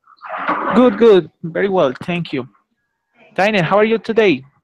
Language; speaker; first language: English; non-native, fluent; Spanish